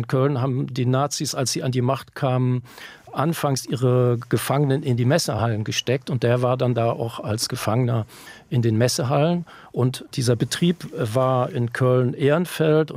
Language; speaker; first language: German; native; German